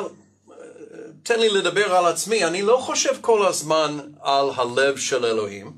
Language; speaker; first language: Hebrew; non-native, fluent; English